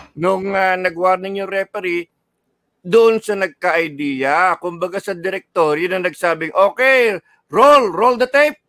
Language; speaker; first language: Filipino; native; Filipino